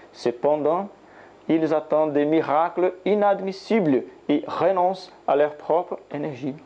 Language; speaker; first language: French; non-native, learner; Portuguese